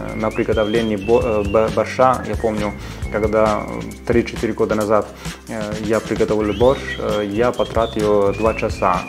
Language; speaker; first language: Russian; non-native, fluent; Italian